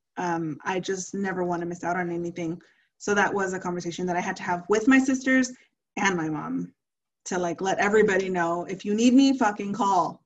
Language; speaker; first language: English; early bilingual, other home language; Spanish